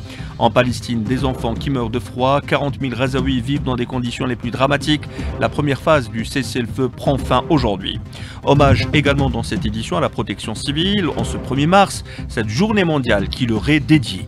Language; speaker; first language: French; non-native, local second language; Arabic